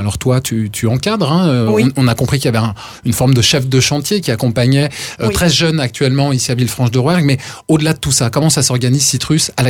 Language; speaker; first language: French; native; French